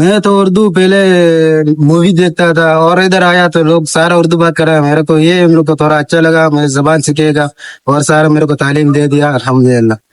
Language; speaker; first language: Hindi; non-native, learner; Arabic